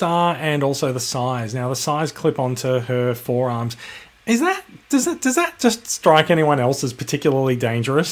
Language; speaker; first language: English; native; English